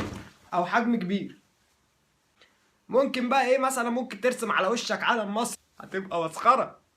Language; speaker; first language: Arabic; native; Arabic